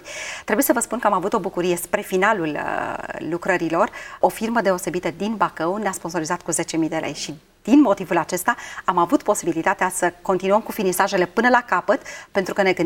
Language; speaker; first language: Romanian; native; Romanian